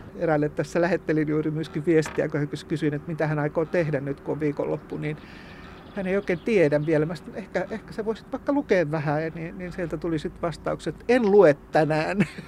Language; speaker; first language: Finnish; native; Finnish